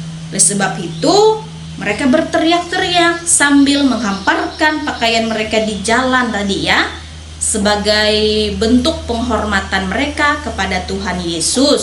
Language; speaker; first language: Indonesian; native; Indonesian